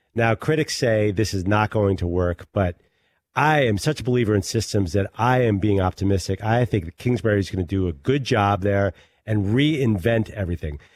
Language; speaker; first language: English; native; English